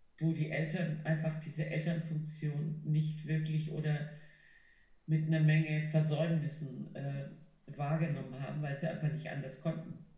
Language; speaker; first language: German; non-native, fluent; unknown